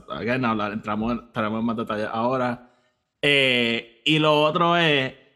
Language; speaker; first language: Spanish; native; Spanish